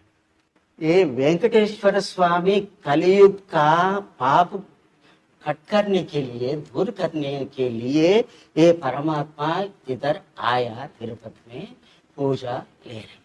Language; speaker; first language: Hindi; non-native, local second language; Telugu